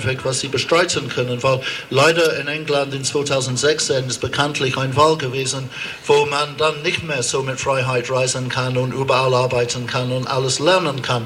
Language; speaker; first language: German; non-native, fluent; English